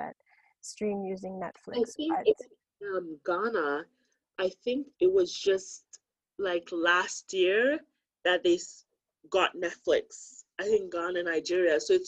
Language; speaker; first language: English; non-native, local second language; Akan